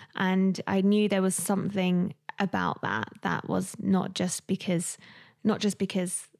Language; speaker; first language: English; native; English